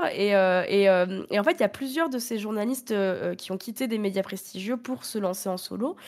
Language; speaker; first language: French; native; French